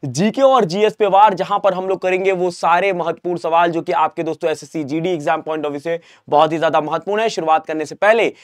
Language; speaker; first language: Hindi; native; Hindi